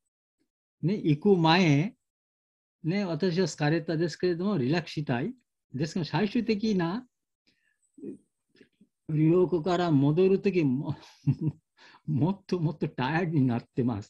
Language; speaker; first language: Japanese; non-native, learner; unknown